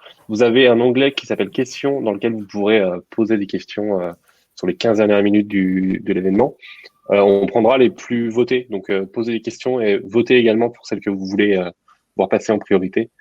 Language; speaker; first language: French; native; French